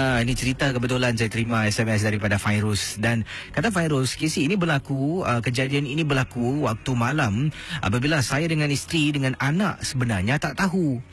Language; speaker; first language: Malay; native; Malay